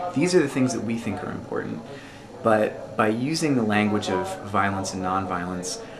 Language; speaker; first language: English; native; English